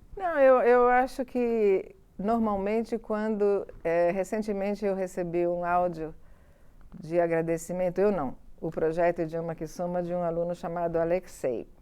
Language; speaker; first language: Portuguese; early bilingual, other home language; Italian